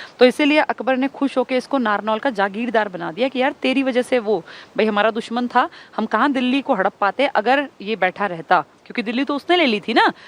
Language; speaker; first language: Hindi; native; Hindi